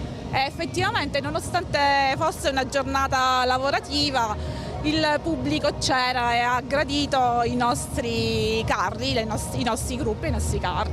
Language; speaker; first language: Italian; native; Italian